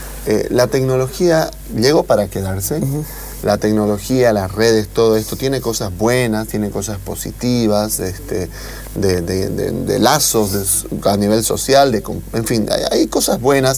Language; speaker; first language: Spanish; native; Spanish